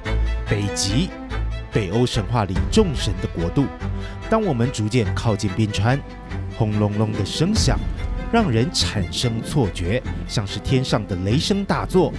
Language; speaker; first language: Chinese; native; Chinese